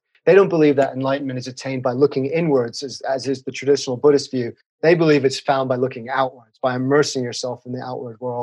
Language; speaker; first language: English; native; English